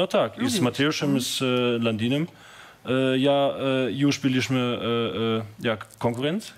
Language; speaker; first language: Polish; non-native, learner; German